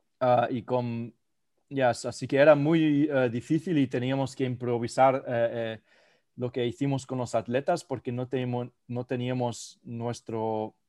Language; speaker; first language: Spanish; non-native, fluent; German